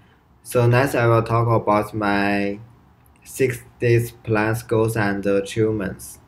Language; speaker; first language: English; non-native, learner; Chinese